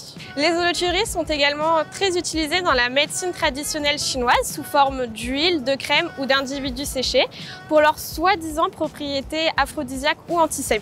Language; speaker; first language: French; native; French